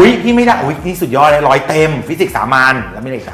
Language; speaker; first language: Thai; native; Thai